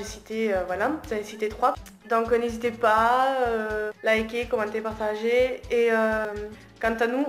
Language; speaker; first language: French; native; French